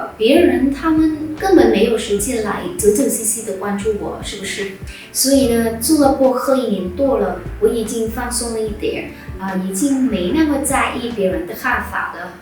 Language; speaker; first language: Chinese; non-native, fluent; Vietnamese